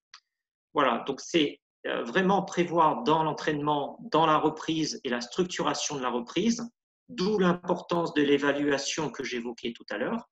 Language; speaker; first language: French; native; French